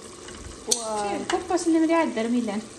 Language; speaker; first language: Arabic; native; Arabic